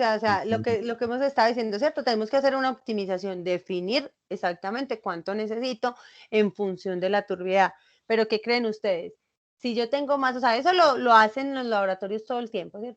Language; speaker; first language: Spanish; native; Spanish